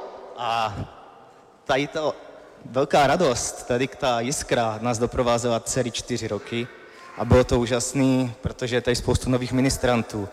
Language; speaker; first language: Czech; native; Czech